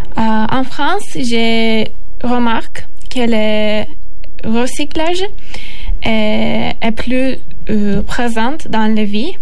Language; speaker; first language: French; non-native, learner; Turkish